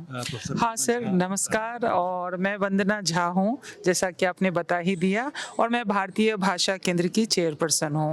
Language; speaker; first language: Hindi; native; Hindi